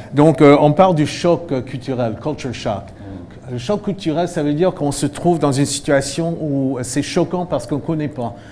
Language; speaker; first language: French; non-native, fluent; English